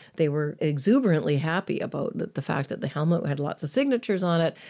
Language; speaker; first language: English; native; English